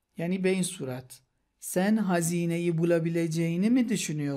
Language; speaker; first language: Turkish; non-native, fluent; Persian